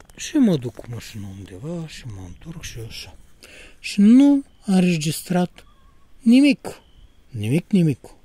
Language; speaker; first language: Romanian; non-native, fluent; Bulgarian